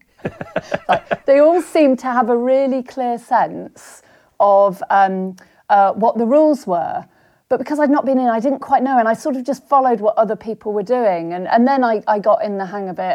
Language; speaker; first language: English; native; English